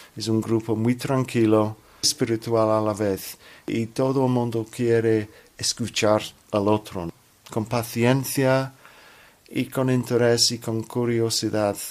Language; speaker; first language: Spanish; non-native, fluent; English